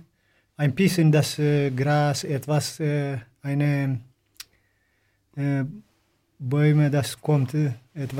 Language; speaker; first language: German; non-native, learner; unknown